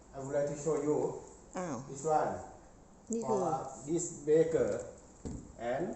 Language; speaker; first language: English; non-native, learner; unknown